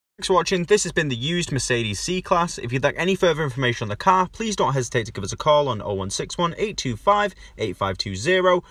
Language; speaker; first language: English; native; English